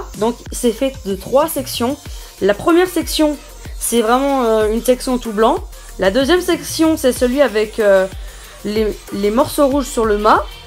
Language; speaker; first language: French; native; French